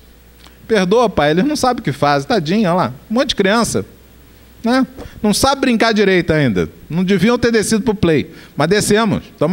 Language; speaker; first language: Portuguese; native; Portuguese